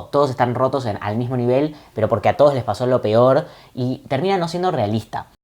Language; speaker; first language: Spanish; native; Spanish